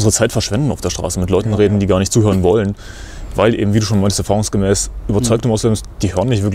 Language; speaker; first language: German; native; German